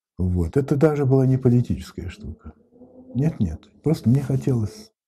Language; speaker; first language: Russian; non-native, fluent; French